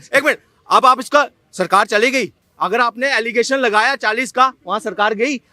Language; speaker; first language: Hindi; native; Hindi